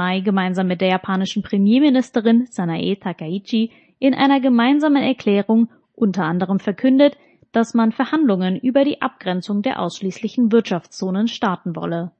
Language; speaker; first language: German; native; German